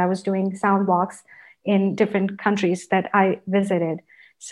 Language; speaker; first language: English; non-native, local second language; Urdu